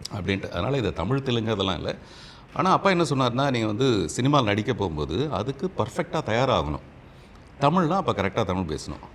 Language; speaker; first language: Tamil; non-native, local second language; Telugu